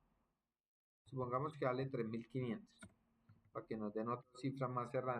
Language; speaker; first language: Spanish; native; Spanish